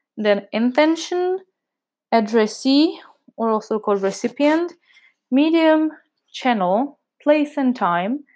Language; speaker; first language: English; non-native, fluent; Czech